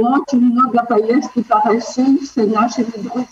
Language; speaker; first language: Russian; early bilingual, heritage; Russian